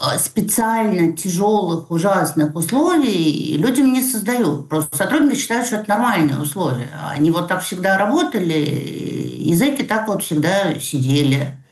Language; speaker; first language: Russian; native; Russian